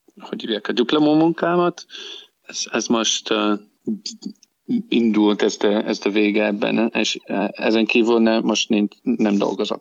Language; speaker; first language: Hungarian; non-native, learner; English